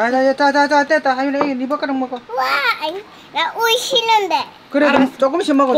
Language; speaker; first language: Korean; native; Korean